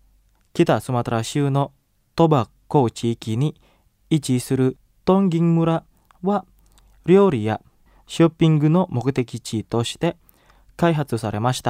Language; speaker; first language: Japanese; non-native, fluent; Indonesian